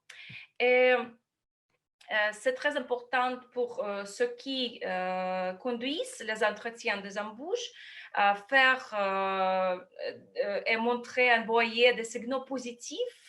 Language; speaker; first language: French; non-native, fluent; Russian